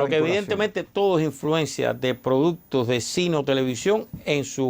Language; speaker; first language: Spanish; native; Spanish